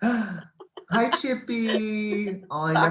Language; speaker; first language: English; native; English